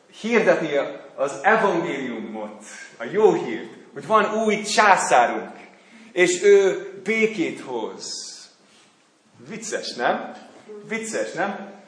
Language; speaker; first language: Hungarian; non-native, learner; English